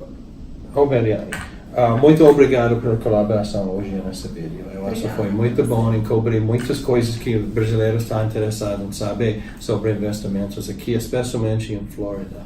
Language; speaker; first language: Portuguese; non-native, learner; English